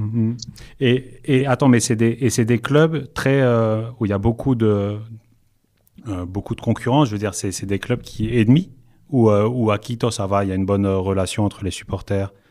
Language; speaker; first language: French; native; French